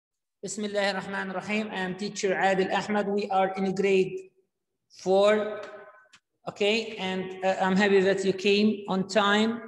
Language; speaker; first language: English; non-native, fluent; Arabic